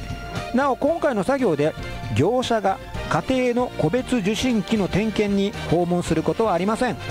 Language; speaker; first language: Japanese; native; Japanese